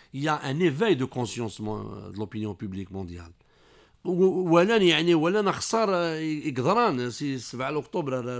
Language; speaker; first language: French; non-native, local second language; Kabyle